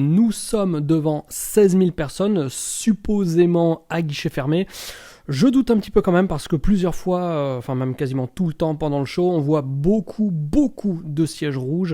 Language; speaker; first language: French; native; French